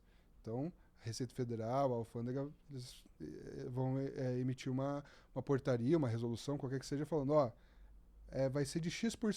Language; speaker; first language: Portuguese; native; Portuguese